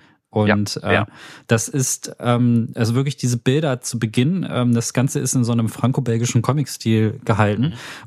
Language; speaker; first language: German; native; German